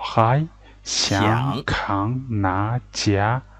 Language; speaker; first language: Chinese; non-native, learner; Mongolian